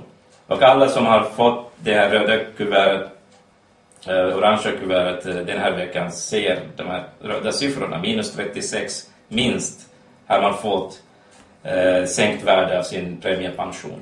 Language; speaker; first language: Swedish; non-native, fluent; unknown